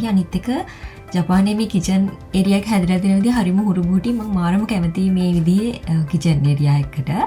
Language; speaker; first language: Sinhala; native; Sinhala